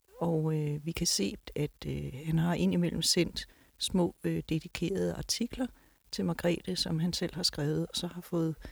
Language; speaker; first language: Danish; native; Danish